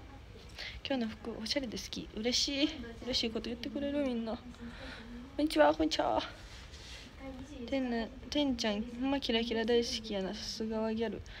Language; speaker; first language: Japanese; native; Japanese